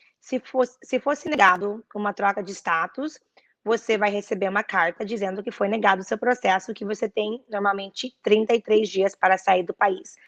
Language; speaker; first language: Portuguese; early bilingual, heritage; Portuguese